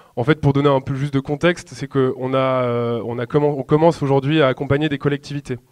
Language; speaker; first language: French; native; French